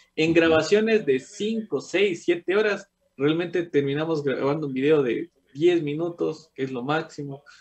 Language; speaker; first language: Spanish; native; Spanish